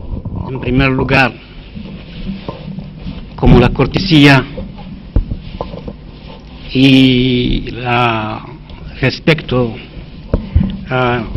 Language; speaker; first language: Spanish; non-native, fluent; Arabic